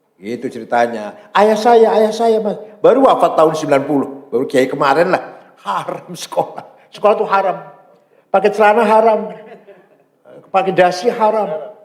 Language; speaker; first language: Malay; non-native, local second language; Javanese